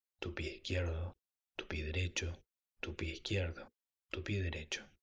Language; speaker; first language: Spanish; native; Spanish